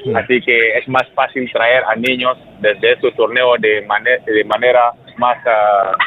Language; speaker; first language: Spanish; non-native, fluent; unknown